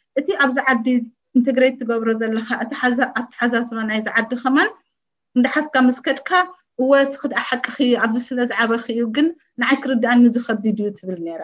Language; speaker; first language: Tigrinya; early bilingual, heritage; Tigrinya